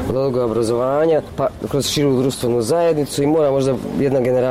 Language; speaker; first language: Serbian; native; Serbian